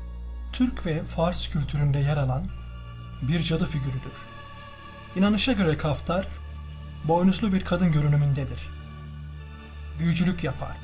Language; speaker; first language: Turkish; native; Turkish